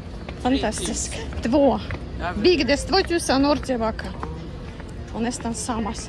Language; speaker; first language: Swedish; non-native, learner; Russian